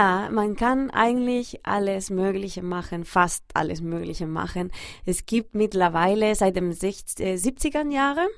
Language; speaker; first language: German; non-native, fluent; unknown